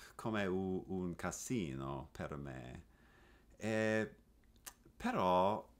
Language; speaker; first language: Italian; non-native, learner; English